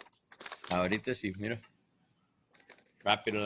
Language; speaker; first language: Spanish; non-native, learner; English